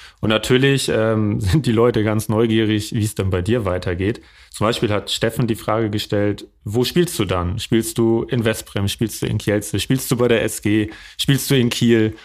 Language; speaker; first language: German; native; German